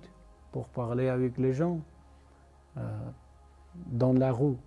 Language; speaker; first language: French; non-native, learner; Persian